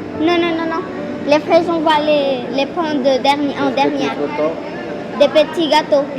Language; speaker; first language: French; non-native, fluent; Spanish